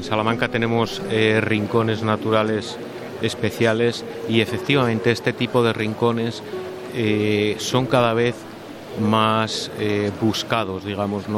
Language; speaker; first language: Spanish; native; Spanish